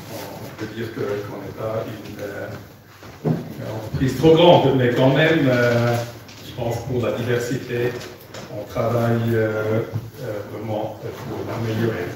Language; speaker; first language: French; non-native, fluent; German